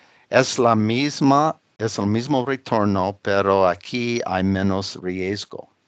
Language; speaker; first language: Spanish; non-native, fluent; English